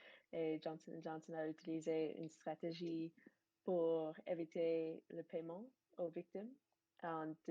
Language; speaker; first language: French; non-native, fluent; English